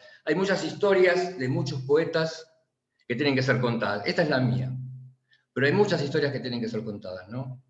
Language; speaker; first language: Spanish; native; Spanish